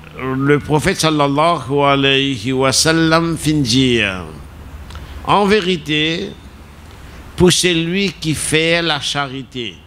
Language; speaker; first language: French; non-native, local second language; Morisyen